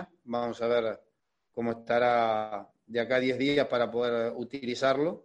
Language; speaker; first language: Spanish; native; Spanish